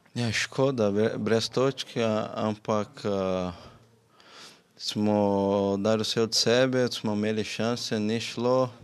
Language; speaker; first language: Slovenian; non-native, learner; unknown